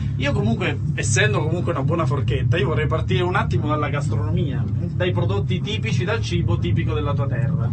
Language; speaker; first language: Italian; native; Italian